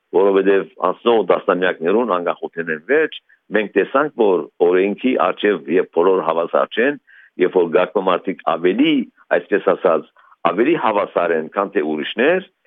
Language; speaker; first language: Armenian; early bilingual, heritage; Armenian